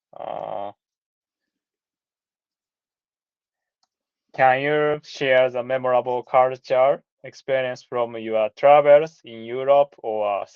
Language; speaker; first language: English; non-native, learner; Japanese